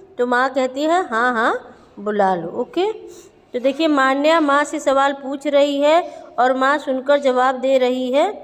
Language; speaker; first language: Hindi; native; Hindi